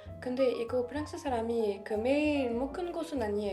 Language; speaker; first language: Korean; non-native, learner; French